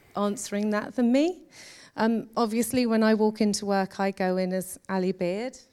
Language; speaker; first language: English; native; English